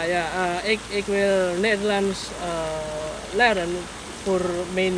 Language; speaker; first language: Dutch; non-native, learner; Indonesian